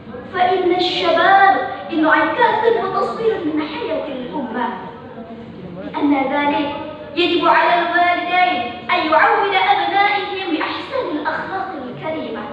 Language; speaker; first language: Arabic; non-native, fluent; Indonesian